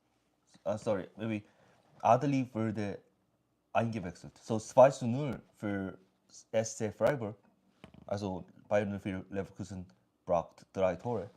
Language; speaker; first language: German; non-native, learner; English